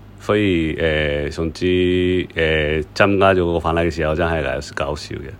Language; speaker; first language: Cantonese; non-native, learner; Japanese